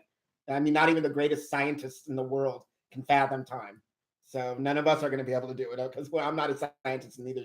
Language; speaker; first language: English; native; English